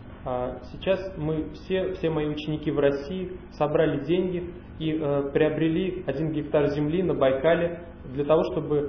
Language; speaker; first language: Russian; native; Russian